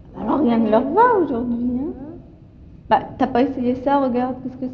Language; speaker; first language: French; native; French